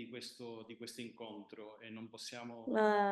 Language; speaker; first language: Italian; native; Italian